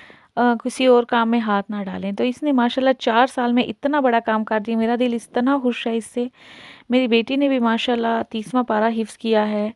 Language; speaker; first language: Hindi; native; Hindi